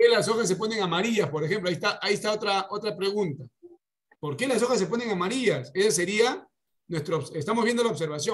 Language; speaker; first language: Spanish; native; Spanish